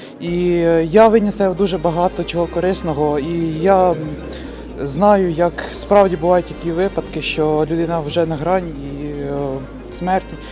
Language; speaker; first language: Ukrainian; non-native, local second language; Russian